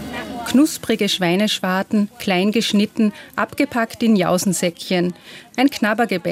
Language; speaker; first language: German; native; German